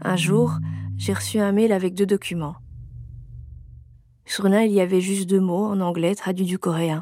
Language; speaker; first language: French; native; French